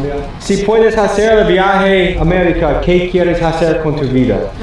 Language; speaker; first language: Spanish; non-native, learner; English